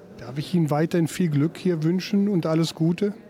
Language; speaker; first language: German; native; German